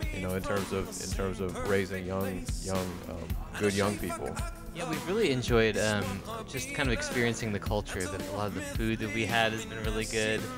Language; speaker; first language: English; native; English